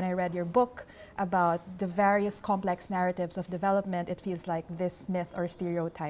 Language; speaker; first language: English; non-native, local second language; Filipino